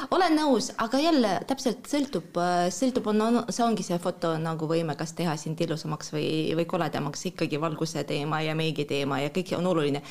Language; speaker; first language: Estonian; non-native, fluent; Russian